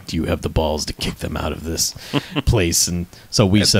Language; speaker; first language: English; native; English